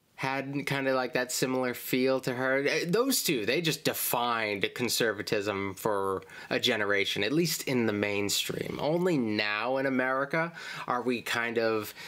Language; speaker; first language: English; native; English